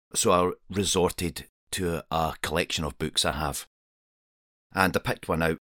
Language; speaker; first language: English; native; English